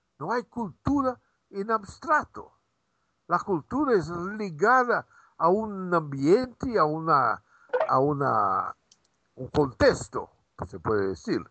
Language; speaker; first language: Spanish; non-native, fluent; Portuguese